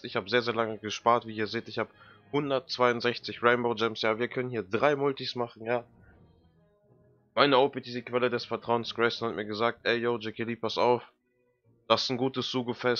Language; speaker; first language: German; native; German